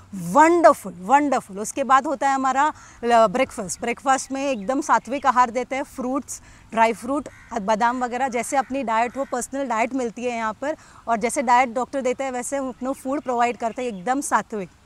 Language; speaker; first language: Hindi; non-native, local second language; Marathi